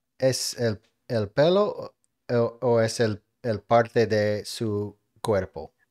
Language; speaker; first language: Spanish; non-native, learner; English